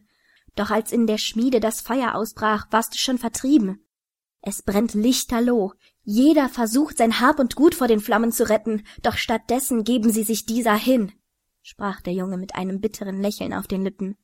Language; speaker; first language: German; native; German